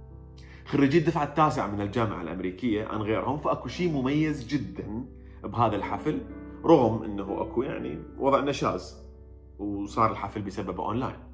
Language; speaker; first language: Arabic; native; Arabic